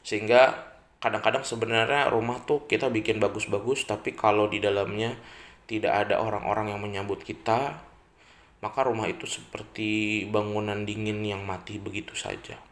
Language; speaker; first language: Indonesian; native; Indonesian